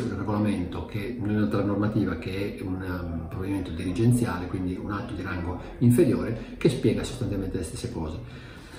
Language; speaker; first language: Italian; native; Italian